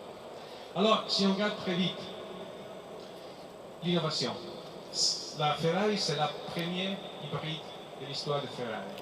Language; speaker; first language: French; non-native, fluent; Italian